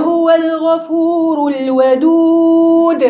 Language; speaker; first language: Arabic; native; Arabic